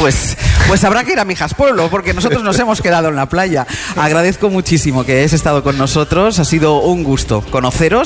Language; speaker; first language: Spanish; native; Spanish